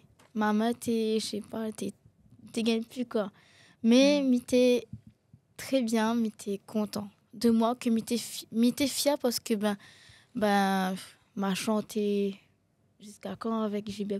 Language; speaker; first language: French; non-native, local second language; Réunion Creole French